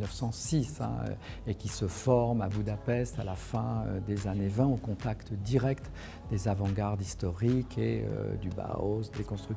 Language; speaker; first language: French; native; French